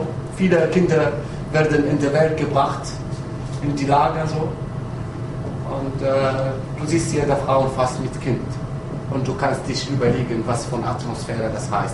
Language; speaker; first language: German; non-native, fluent; Arabic